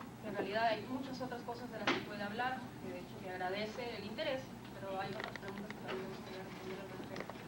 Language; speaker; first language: Spanish; native; Spanish